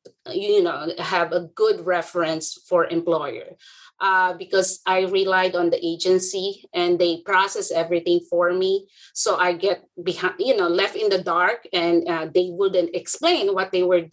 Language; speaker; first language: English; non-native, local second language; Filipino